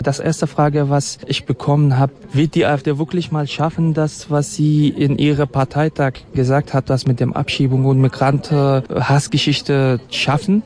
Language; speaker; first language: German; non-native, fluent; Kurdish